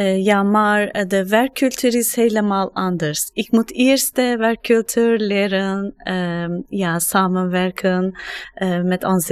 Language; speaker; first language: Dutch; non-native, learner; Turkish